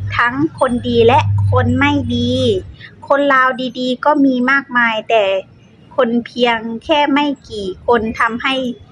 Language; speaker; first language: Thai; native; Thai